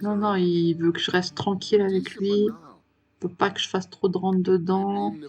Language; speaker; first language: French; native; French